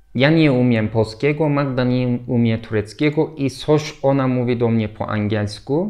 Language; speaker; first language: Polish; non-native, learner; Turkish